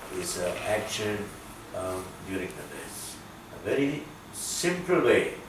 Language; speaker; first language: English; non-native, local second language; Malayalam